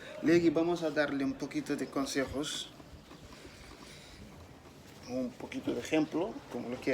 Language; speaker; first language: Spanish; non-native, learner; Wolof